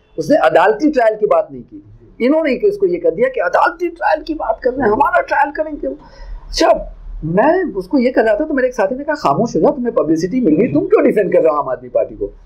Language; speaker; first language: Hindi; native; Hindi